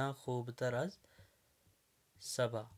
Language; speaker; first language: Persian; non-native, fluent; Urdu